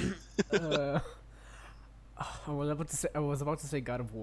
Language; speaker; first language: English; non-native, fluent; Hebrew